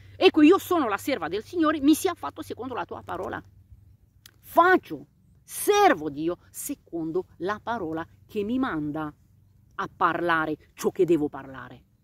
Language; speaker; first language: Italian; non-native, fluent; Romanian